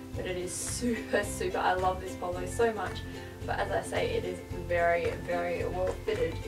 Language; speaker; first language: English; native; English